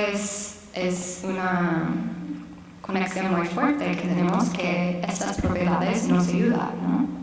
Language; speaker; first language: Spanish; non-native, fluent; English